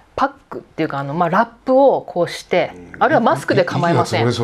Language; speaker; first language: Japanese; native; Japanese